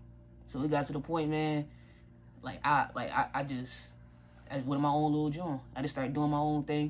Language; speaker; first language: English; native; English